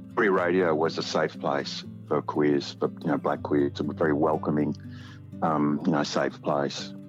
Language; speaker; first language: English; native; English